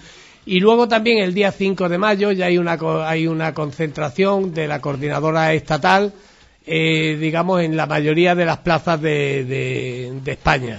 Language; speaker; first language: Spanish; native; Spanish